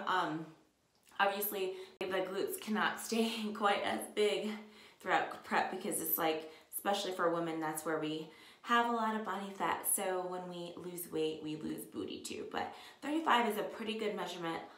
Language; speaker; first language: English; native; English